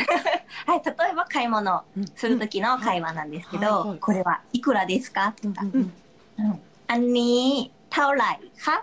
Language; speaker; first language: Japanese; non-native, fluent; Thai